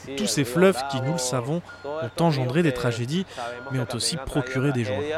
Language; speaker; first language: French; non-native, fluent; Spanish